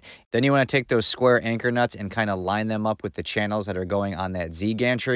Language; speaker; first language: English; native; English